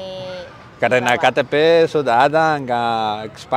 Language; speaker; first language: Indonesian; non-native, learner; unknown